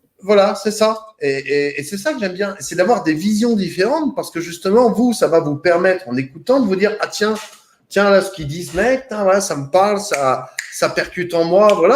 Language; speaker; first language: French; native; French